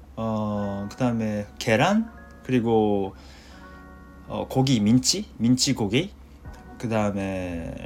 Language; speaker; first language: Korean; non-native, fluent; Japanese